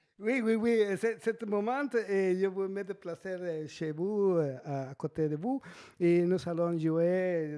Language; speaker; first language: French; non-native, learner; Spanish